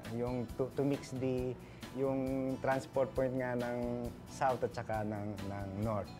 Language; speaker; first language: Filipino; non-native, local second language; Pampanga